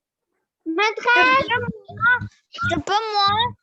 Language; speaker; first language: French; non-native, learner; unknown